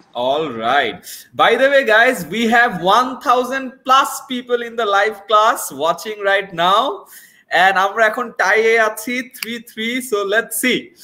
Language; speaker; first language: English; non-native, local second language; Bangla